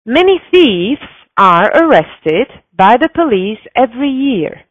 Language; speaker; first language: English; non-native, fluent; Slovak